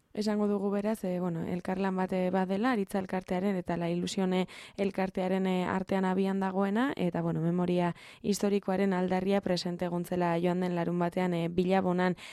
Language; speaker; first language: Basque; native; Basque